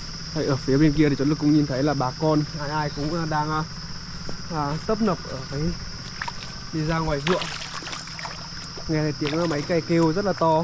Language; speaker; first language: Vietnamese; native; Vietnamese